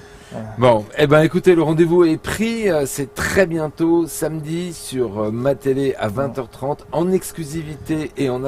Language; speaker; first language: French; native; French